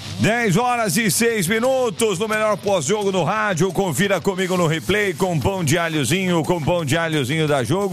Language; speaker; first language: Portuguese; native; Portuguese